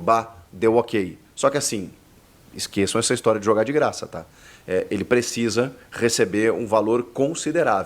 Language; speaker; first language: Portuguese; native; Portuguese